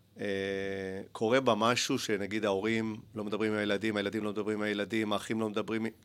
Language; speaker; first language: Hebrew; early bilingual, other home language; Spanish